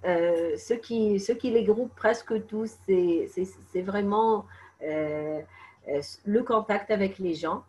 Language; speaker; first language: French; non-native, fluent; Arabic